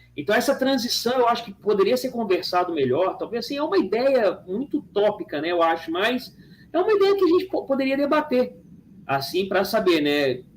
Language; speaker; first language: Portuguese; native; Portuguese